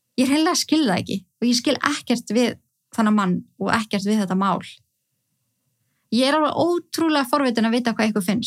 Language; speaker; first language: Icelandic; native; Icelandic